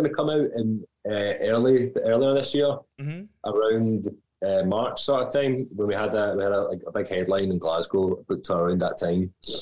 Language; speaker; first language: English; native; English